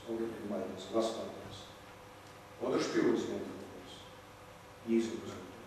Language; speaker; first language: German; non-native, fluent; Russian